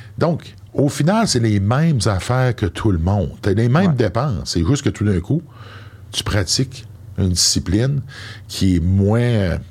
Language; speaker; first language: French; native; French